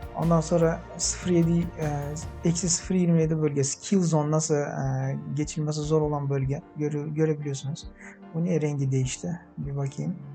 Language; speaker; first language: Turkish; non-native, fluent; Uzbek